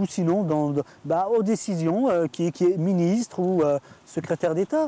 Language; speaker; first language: French; native; French